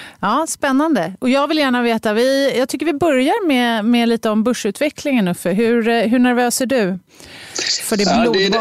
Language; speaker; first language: Swedish; native; Swedish